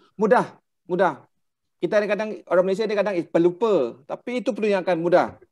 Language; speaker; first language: Malay; non-native, local second language; Thai